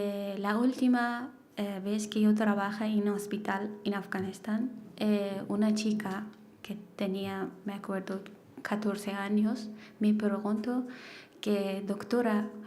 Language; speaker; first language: Spanish; non-native, learner; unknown